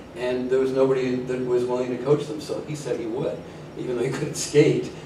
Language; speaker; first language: English; native; English